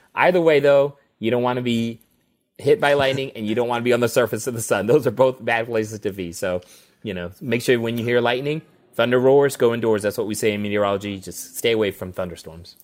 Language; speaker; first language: English; native; English